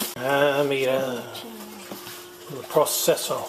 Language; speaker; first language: Spanish; non-native, learner; English